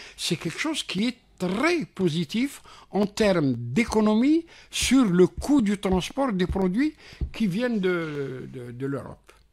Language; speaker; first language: French; non-native, local second language; Arabic